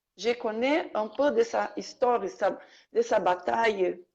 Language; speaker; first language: French; non-native, learner; Portuguese